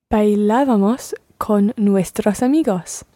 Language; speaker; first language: Spanish; non-native, learner; English